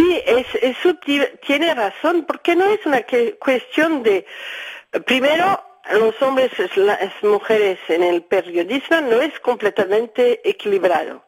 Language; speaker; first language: Spanish; early bilingual, heritage; Spanish